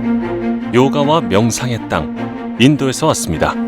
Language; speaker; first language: Korean; native; Korean